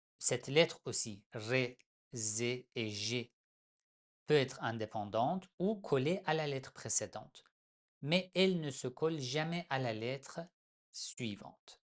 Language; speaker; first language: French; non-native, fluent; Persian